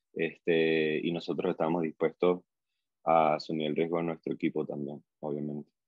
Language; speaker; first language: Spanish; native; Spanish